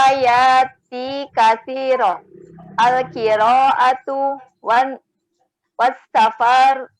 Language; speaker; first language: Arabic; non-native, learner; Indonesian